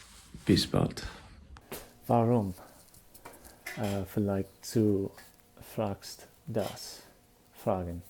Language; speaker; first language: German; non-native, learner; English